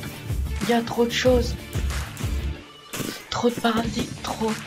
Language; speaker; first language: French; native; French